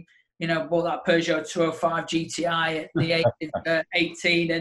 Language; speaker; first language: English; native; English